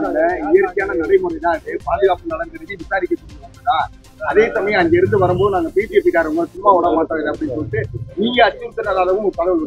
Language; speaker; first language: Tamil; native; Tamil